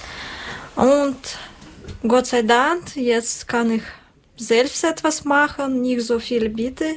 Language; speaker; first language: German; non-native, learner; Russian